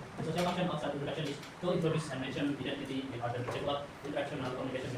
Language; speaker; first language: English; non-native, learner; Indonesian